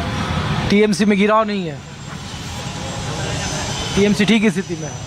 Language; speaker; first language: Hindi; native; Hindi